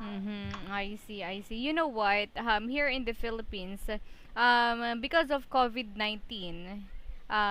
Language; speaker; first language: English; non-native, fluent; Filipino